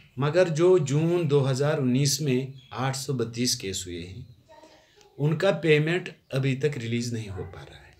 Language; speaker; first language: Hindi; non-native, local second language; Kashmiri